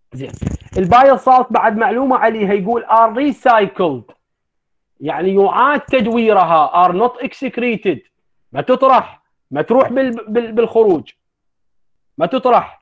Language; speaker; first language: Arabic; native; Arabic